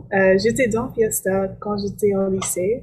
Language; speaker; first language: French; non-native, learner; English